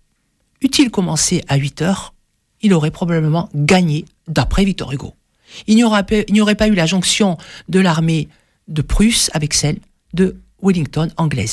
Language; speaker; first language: French; native; French